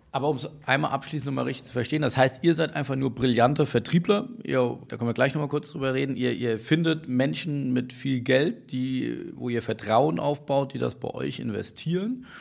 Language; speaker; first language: German; native; German